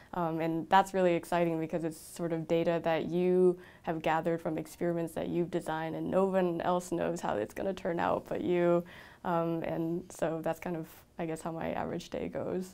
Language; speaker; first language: English; native; English